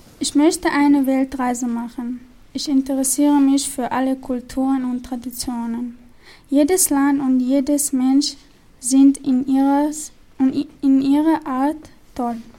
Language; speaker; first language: German; non-native, learner; Chechen